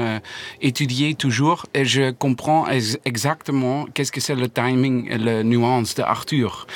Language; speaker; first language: French; non-native, learner; Dutch